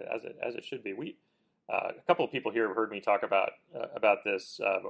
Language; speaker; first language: English; native; English